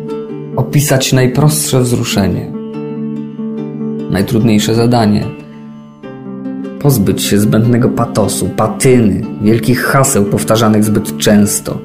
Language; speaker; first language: Polish; native; Polish